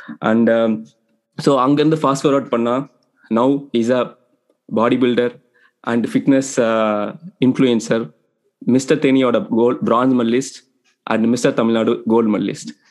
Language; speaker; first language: English; non-native, local second language; Tamil